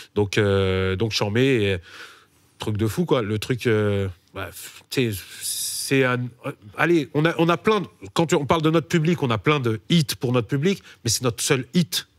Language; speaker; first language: French; native; French